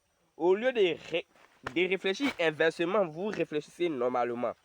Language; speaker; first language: French; non-native, local second language; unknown